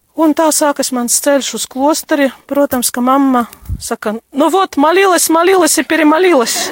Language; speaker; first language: Latvian; non-native, local second language; Russian